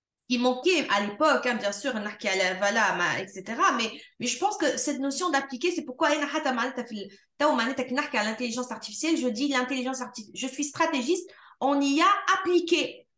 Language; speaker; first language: French; non-native, local second language; Arabic